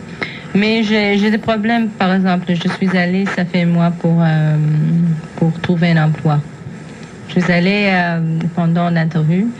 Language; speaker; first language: French; non-native, fluent; English